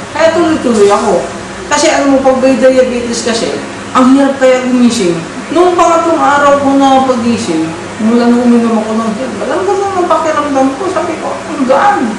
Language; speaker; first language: Filipino; non-native, local second language; Cebuano